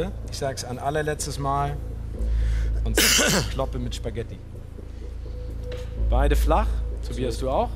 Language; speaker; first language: German; native; German